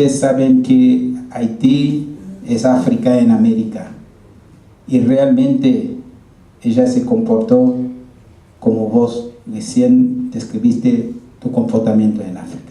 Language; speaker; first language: Spanish; non-native, fluent; Haitian Creole